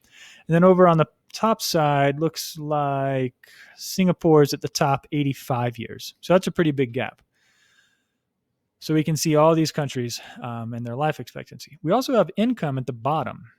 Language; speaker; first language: English; native; English